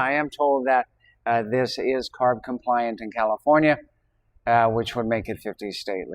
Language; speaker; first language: English; native; English